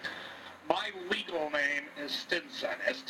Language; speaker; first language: English; native; English